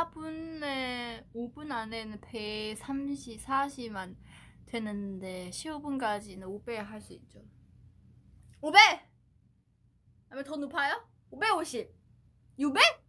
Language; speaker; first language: Korean; non-native, fluent; Chinese